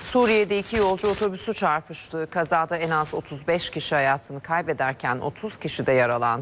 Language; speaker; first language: Turkish; native; Turkish